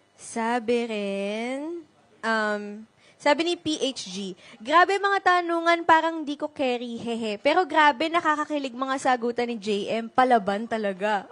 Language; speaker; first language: Filipino; native; Filipino